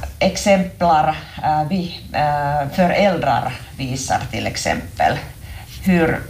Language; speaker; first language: Swedish; non-native, local second language; Finnish